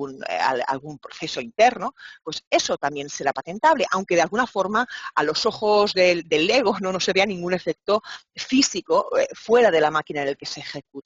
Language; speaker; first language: Spanish; native; Spanish